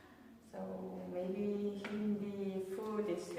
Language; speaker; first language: English; non-native, learner; Korean